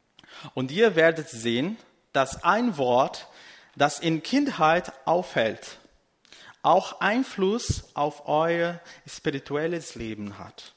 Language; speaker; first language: German; non-native, fluent; Portuguese